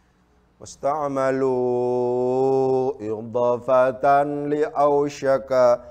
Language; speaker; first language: Arabic; non-native, fluent; Indonesian